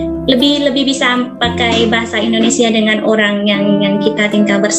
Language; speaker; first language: Indonesian; non-native, fluent; Thai